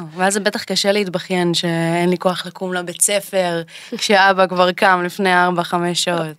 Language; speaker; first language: Hebrew; native; Hebrew